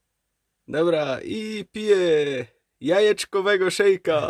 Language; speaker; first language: Polish; native; Polish